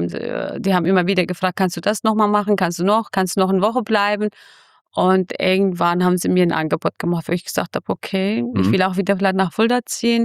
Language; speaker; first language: German; non-native, fluent; Kurdish